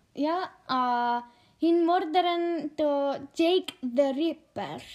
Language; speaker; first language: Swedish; non-native, learner; Icelandic